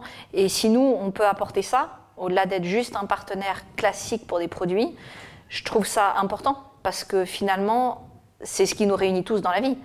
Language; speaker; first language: French; native; French